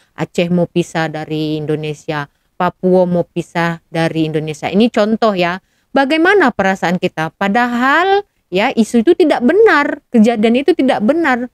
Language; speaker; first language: Malay; non-native, fluent; Indonesian